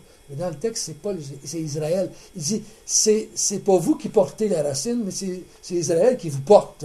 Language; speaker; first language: French; native; French